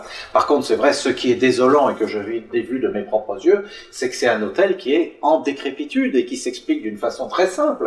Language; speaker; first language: French; native; French